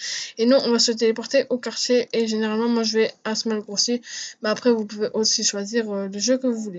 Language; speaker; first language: French; native; French